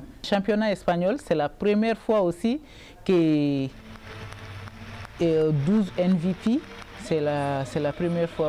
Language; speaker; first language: French; non-native, local second language; Bambara